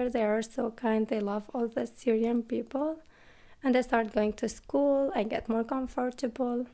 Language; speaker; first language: English; non-native, learner; Arabic